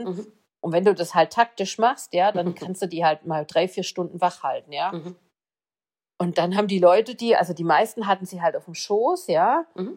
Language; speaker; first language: German; native; German